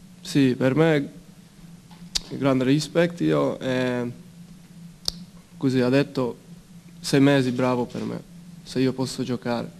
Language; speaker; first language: Italian; non-native, learner; Hungarian